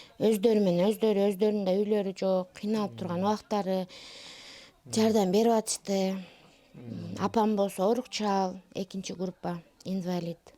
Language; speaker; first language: Kyrgyz; native; Kyrgyz